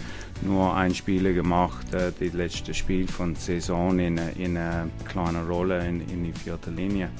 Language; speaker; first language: German; non-native, learner; English